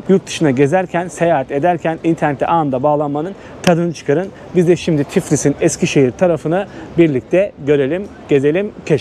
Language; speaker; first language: Turkish; native; Turkish